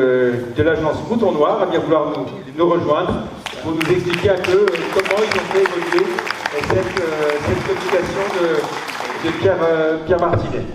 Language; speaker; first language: French; native; French